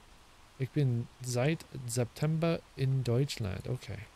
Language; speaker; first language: German; non-native, learner; English